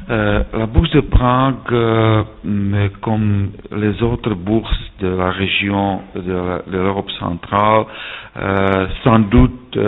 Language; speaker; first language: French; non-native, fluent; Czech